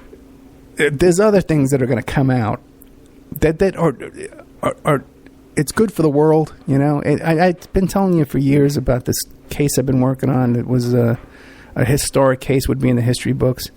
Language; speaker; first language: English; native; English